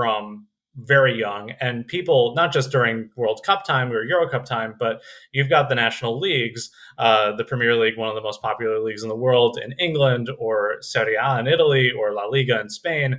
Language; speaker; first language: English; native; English